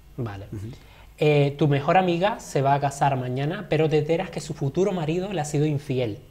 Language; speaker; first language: Spanish; native; Spanish